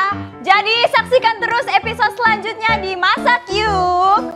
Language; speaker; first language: Indonesian; native; Indonesian